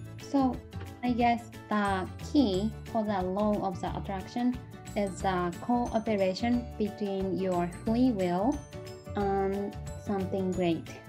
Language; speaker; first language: English; non-native, fluent; Japanese